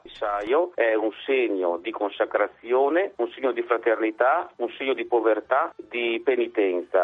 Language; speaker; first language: Italian; native; Italian